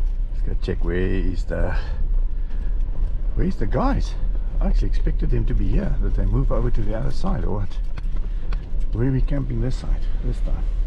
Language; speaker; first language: English; non-native, local second language; Afrikaans